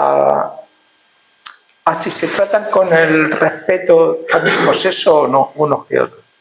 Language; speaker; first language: Spanish; native; Spanish